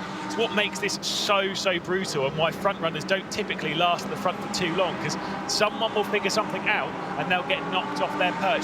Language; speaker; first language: English; native; English